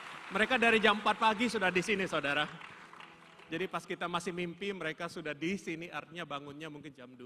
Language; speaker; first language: Indonesian; native; Indonesian